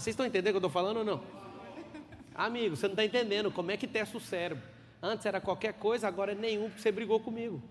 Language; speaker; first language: Portuguese; native; Portuguese